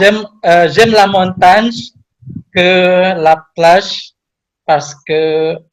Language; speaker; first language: French; non-native, learner; Indonesian